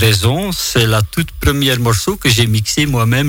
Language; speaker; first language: French; non-native, local second language; Dutch